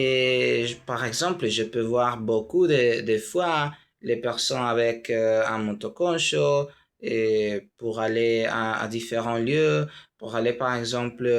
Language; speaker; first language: French; non-native, learner; Spanish